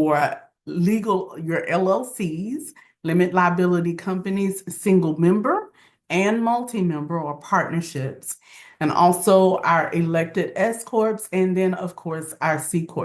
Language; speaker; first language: English; native; English